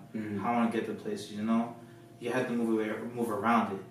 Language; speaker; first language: English; early bilingual, other home language; Filipino